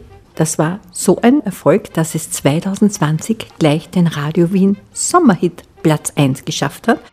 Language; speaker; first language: German; native; German